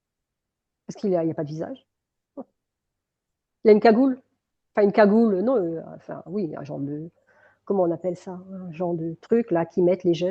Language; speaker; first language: French; native; French